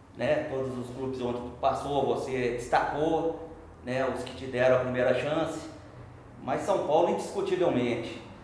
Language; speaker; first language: Portuguese; native; Portuguese